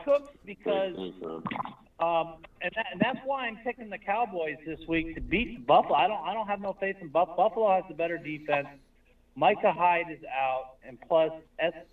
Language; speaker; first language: English; native; English